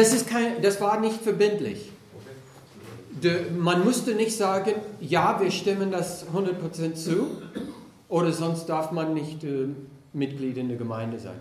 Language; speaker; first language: German; non-native, fluent; English